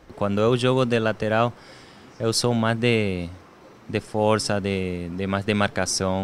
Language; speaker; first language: Portuguese; non-native, learner; Spanish